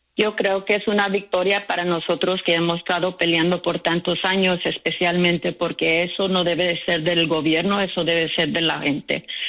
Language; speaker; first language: Spanish; early bilingual, heritage; Spanish